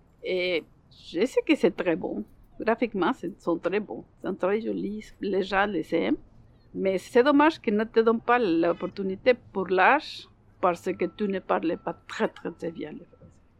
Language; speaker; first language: French; non-native, learner; Spanish